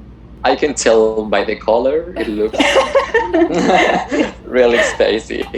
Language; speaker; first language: English; non-native, fluent; Spanish